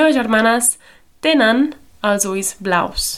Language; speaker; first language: Catalan; non-native, fluent; English